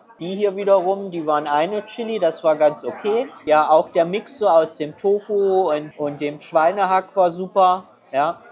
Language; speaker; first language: German; non-native, fluent; Chinese